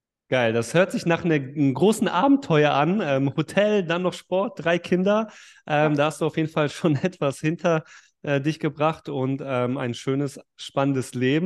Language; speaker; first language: German; native; German